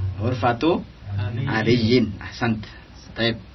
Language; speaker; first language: Arabic; non-native, fluent; Indonesian